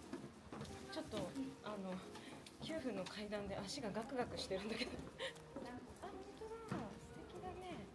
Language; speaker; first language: Japanese; native; Japanese